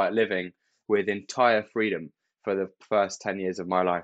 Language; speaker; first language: English; native; English